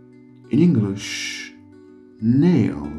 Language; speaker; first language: English; non-native, learner; Kurdish